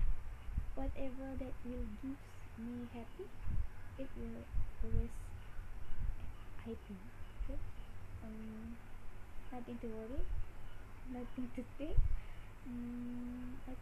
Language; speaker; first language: English; non-native, local second language; Malay